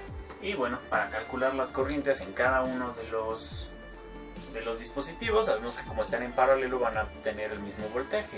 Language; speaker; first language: Spanish; native; Spanish